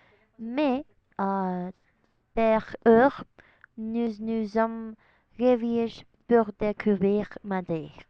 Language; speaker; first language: French; non-native, learner; Spanish